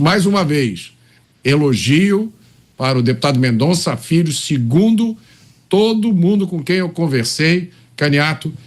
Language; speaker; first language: Portuguese; native; Portuguese